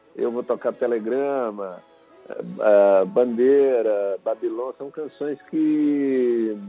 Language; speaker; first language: Portuguese; native; Portuguese